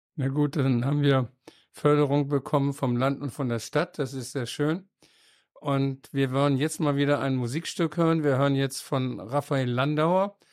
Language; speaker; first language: German; native; German